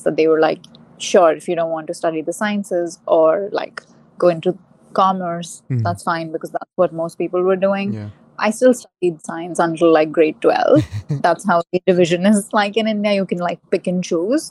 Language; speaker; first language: English; non-native, local second language; Hindi